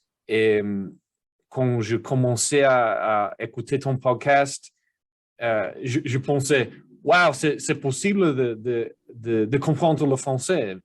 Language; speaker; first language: French; non-native, learner; English